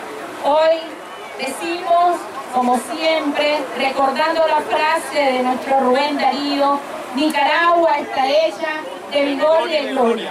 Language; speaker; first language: Spanish; native; Spanish